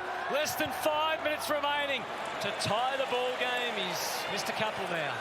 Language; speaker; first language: English; native; English